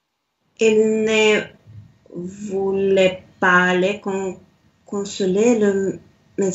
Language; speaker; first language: French; non-native, learner; Russian